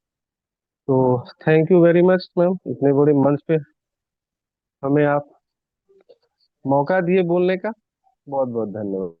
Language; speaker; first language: Hindi; native; Hindi